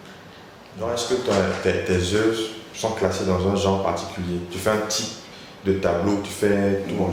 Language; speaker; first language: French; non-native, local second language; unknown